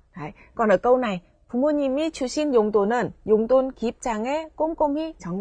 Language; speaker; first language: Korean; non-native, fluent; Vietnamese